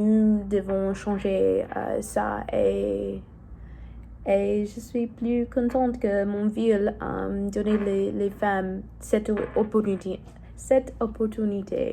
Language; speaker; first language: French; non-native, learner; English